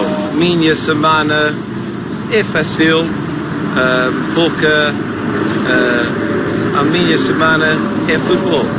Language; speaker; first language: Portuguese; non-native, learner; English